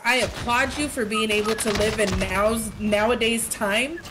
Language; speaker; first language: English; early bilingual, other home language; Spanish